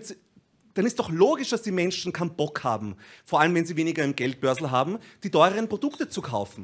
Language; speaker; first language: German; native; German